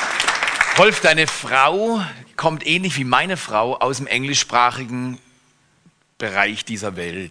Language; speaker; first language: German; native; German